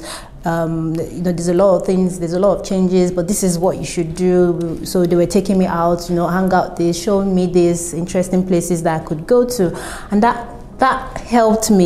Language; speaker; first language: English; non-native, local second language; Yoruba